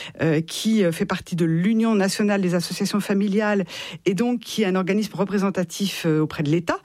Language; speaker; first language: French; native; French